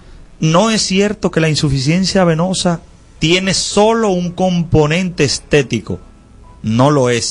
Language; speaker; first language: Spanish; native; Spanish